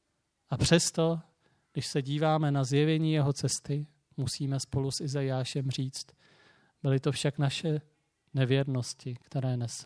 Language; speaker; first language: Czech; native; Czech